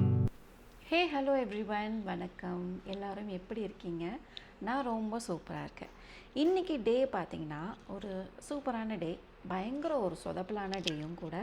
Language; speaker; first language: Tamil; native; Tamil